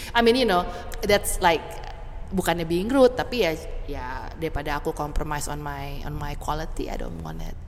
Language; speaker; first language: English; early bilingual, other home language; Indonesian